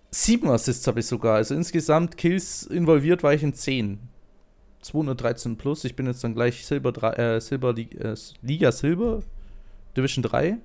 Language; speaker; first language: German; native; German